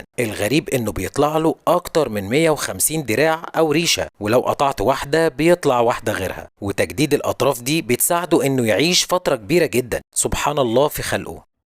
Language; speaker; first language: Arabic; native; Arabic